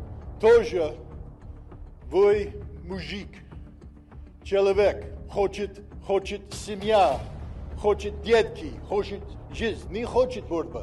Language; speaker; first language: Russian; non-native, learner; English